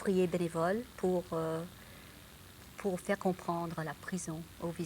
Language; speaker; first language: French; non-native, local second language; English